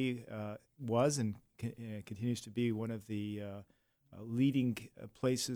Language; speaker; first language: English; native; English